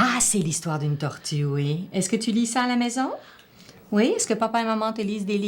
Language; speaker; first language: French; native; French